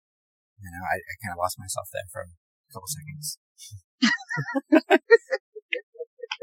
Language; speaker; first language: English; native; English